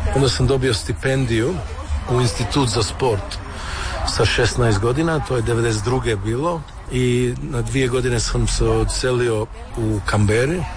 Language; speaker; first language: Serbian; early bilingual, heritage; Croatian